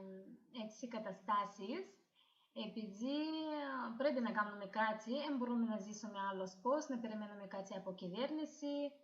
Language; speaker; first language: Greek; non-native, fluent; Ukrainian